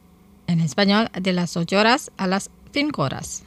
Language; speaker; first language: Spanish; non-native, fluent; Indonesian